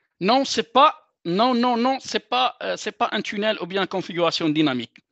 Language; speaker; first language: French; non-native, local second language; Arabic